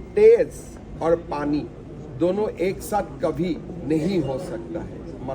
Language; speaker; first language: Hindi; non-native, local second language; Assamese